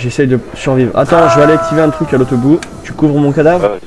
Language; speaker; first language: French; native; French